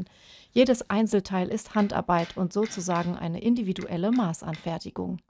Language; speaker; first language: German; native; German